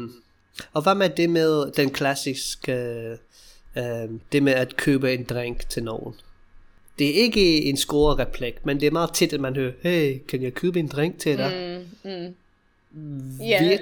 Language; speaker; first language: Danish; non-native, fluent; English